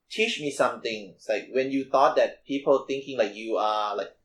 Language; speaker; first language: English; non-native, learner; Thai